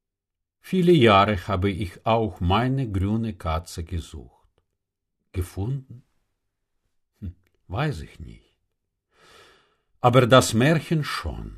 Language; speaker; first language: German; non-native, fluent; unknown